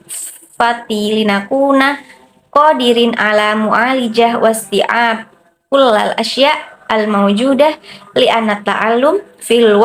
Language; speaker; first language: Arabic; non-native, learner; Indonesian